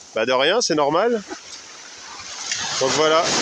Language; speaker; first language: French; native; French